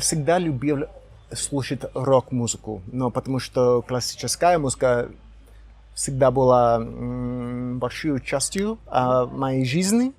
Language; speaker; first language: Russian; non-native, learner; English